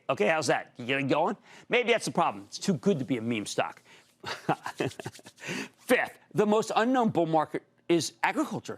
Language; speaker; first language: English; native; English